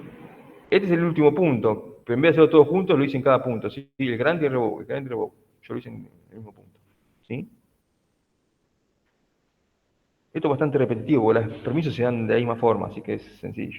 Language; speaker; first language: Spanish; native; Spanish